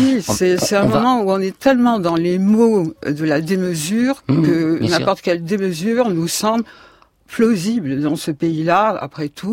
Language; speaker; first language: French; native; French